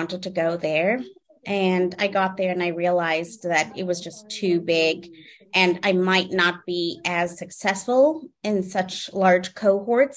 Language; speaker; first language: English; non-native, local second language; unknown